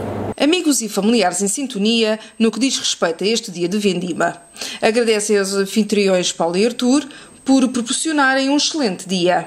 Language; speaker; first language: Portuguese; native; Portuguese